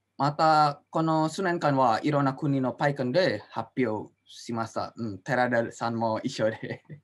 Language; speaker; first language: Japanese; non-native, learner; Indonesian